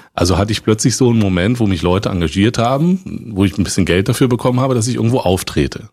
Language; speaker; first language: German; native; German